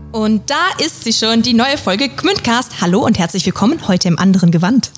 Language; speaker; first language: German; native; German